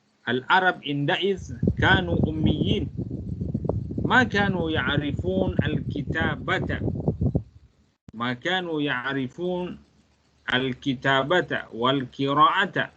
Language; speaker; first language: Arabic; non-native, fluent; Malay